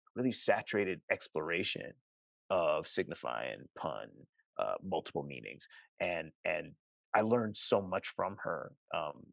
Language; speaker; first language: English; native; English